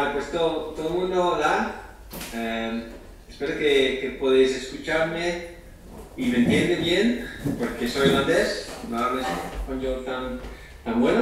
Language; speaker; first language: Spanish; non-native, fluent; Dutch